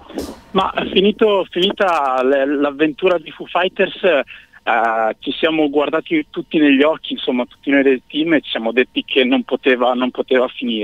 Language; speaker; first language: Italian; native; Italian